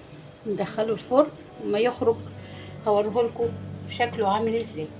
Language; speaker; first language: Arabic; native; Arabic